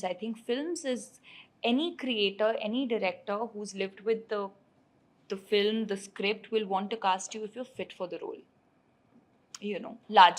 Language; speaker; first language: English; non-native, local second language; Hindi